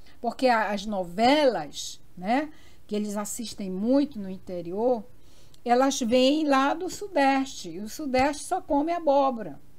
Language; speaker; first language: Portuguese; native; Portuguese